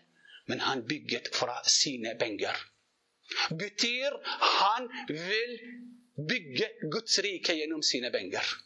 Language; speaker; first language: Norwegian; non-native, learner; Arabic